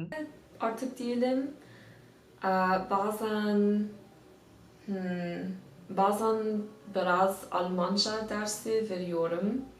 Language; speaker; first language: Turkish; non-native, learner; English